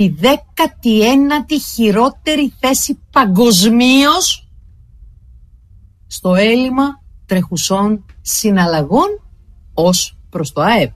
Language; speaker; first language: Greek; native; Greek